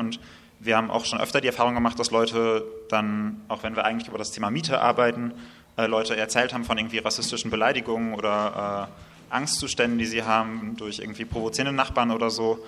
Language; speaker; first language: German; native; German